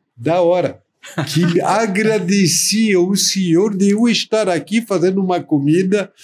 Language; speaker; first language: Portuguese; non-native, fluent; French